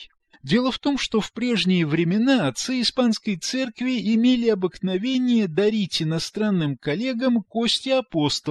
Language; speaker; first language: Russian; native; Russian